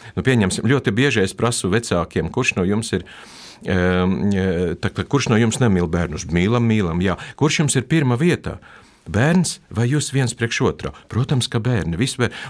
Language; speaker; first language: Latvian; non-native, local second language; Russian